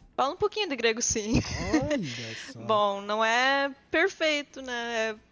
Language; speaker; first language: Portuguese; early bilingual, heritage; English